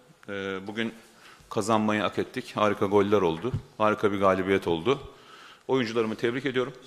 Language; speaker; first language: Turkish; native; Turkish